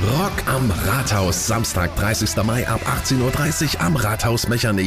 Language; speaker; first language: German; native; German